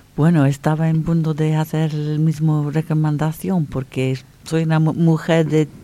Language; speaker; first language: Spanish; non-native, fluent; English